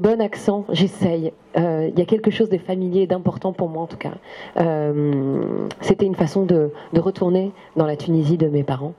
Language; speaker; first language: French; native; French